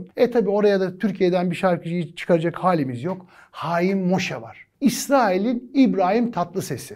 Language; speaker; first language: Turkish; native; Turkish